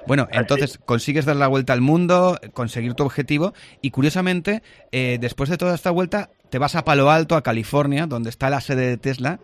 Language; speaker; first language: Spanish; native; Spanish